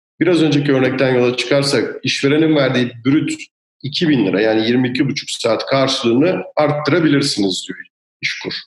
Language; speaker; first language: Turkish; native; Turkish